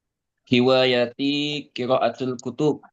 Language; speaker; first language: Arabic; non-native, learner; Indonesian